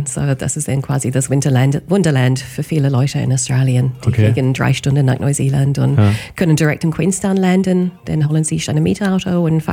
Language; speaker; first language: German; non-native, fluent; English